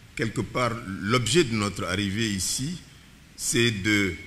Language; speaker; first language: French; non-native, local second language; Bambara